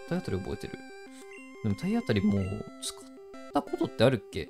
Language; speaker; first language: Japanese; native; Japanese